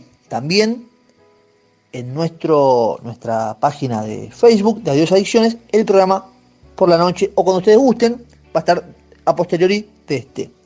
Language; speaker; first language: Spanish; native; Spanish